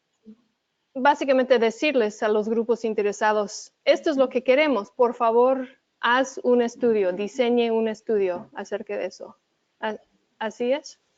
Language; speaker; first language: Spanish; early bilingual, heritage; Spanish